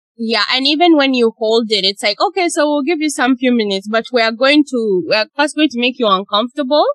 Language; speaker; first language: English; non-native, local second language; Ganda